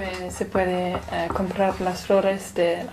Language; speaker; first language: Spanish; non-native, learner; English